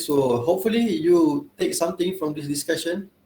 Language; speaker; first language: English; non-native, local second language; Malay